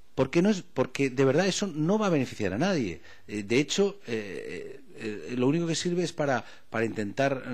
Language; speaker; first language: Spanish; non-native, local second language; Catalan